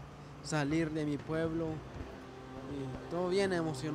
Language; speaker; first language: Spanish; non-native, local second language; Tzotzil